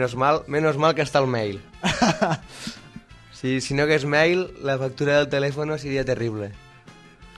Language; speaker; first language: Catalan; native; Catalan